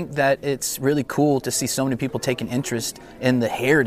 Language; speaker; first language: English; native; English